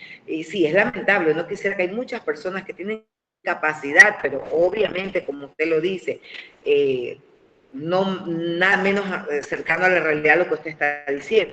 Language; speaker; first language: Spanish; native; Spanish